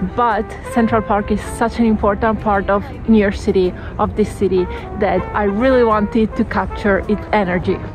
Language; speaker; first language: English; non-native, fluent; Italian